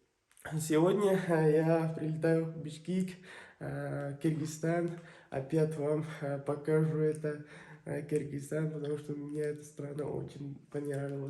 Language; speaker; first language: Russian; non-native, learner; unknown